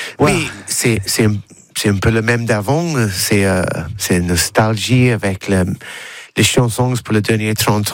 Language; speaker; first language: French; non-native, learner; English